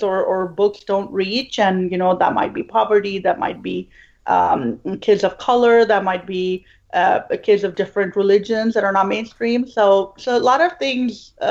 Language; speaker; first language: English; non-native, local second language; Urdu